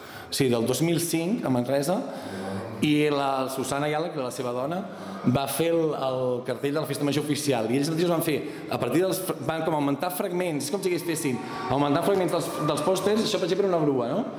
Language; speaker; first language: Catalan; native; Catalan